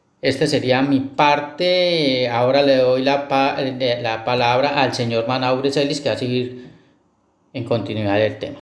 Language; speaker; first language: Spanish; native; Spanish